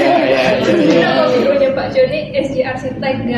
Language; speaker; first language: Indonesian; native; Indonesian